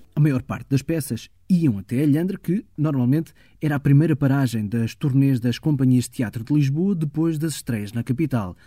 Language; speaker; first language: Portuguese; native; Portuguese